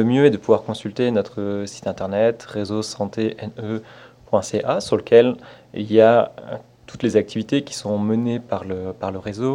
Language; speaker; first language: French; native; French